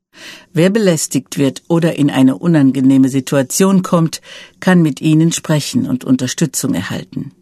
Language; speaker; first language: German; native; German